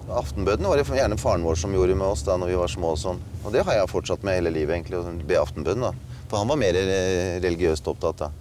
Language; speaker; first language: Norwegian; native; Norwegian